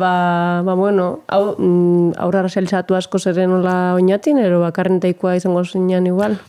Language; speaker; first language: Basque; native; Basque